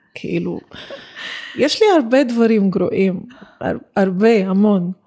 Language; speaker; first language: Hebrew; non-native, local second language; Arabic